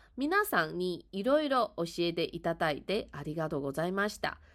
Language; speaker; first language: Japanese; non-native, fluent; Chinese